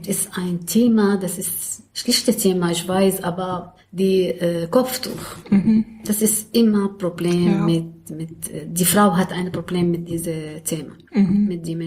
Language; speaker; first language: German; non-native, learner; Arabic